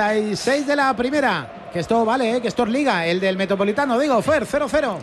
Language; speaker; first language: Spanish; native; Spanish